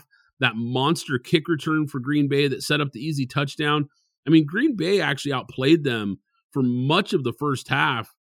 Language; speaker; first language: English; native; English